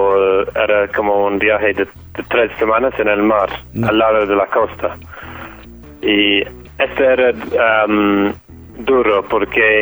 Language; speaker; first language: Spanish; non-native, fluent; English